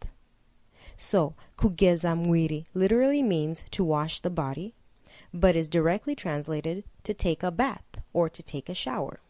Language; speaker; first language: English; non-native, local second language; Shona